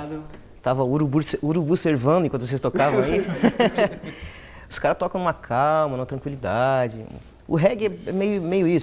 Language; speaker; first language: Portuguese; native; Portuguese